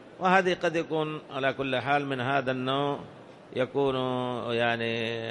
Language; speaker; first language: Arabic; non-native, fluent; Urdu